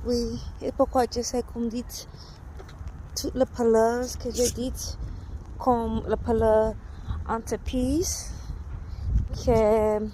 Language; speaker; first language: French; non-native, learner; Spanish